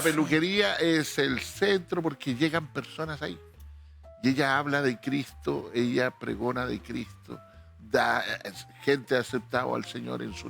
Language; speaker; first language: Spanish; native; Spanish